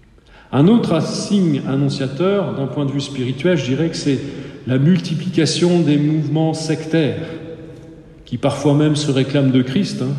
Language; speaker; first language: French; native; French